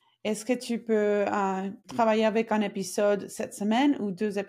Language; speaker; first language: French; non-native, fluent; Spanish